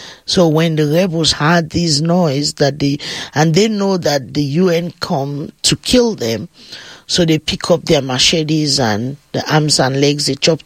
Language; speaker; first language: English; non-native, local second language; Krio